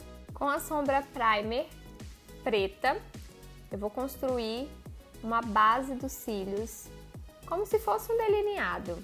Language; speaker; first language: Portuguese; native; Portuguese